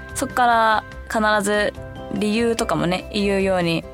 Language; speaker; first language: Japanese; early bilingual, heritage; Japanese